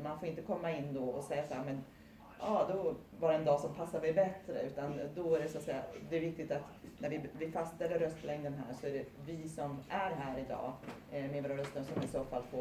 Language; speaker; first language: Swedish; native; Swedish